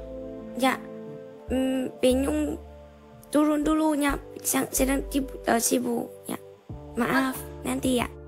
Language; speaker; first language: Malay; non-native, learner; Vietnamese